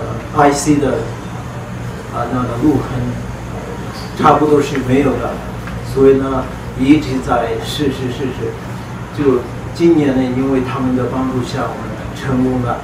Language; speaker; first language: Chinese; non-native, learner; Tibetan